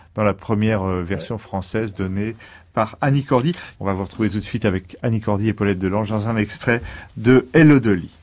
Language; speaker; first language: French; native; French